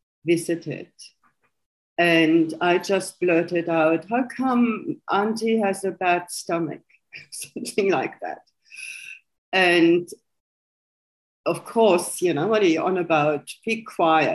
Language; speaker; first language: English; non-native, fluent; German